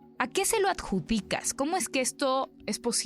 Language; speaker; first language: Spanish; native; Spanish